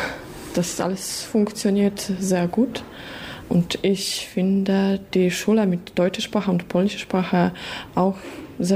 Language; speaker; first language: German; non-native, fluent; Polish